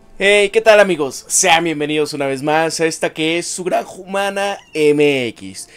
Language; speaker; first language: Spanish; native; Spanish